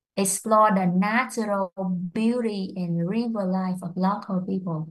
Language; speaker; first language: English; non-native, fluent; Vietnamese